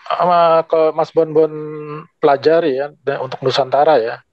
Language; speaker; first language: Indonesian; native; Indonesian